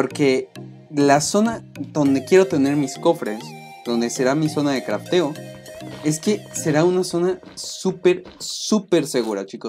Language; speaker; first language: Spanish; native; Spanish